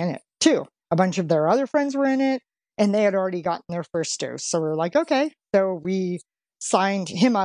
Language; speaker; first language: English; native; English